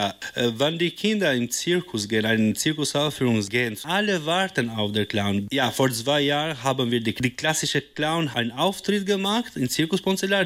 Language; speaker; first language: German; non-native, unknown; Albanian